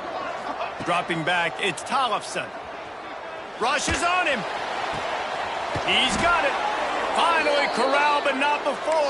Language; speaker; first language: English; native; English